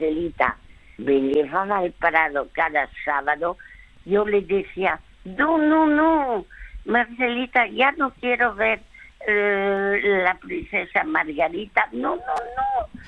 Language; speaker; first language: Spanish; early bilingual, other home language; French